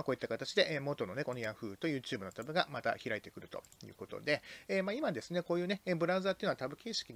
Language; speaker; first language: Japanese; native; Japanese